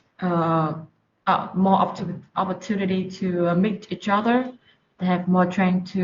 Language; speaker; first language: English; non-native, learner; Vietnamese